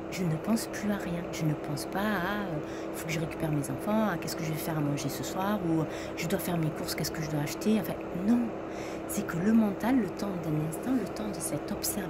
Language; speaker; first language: French; native; French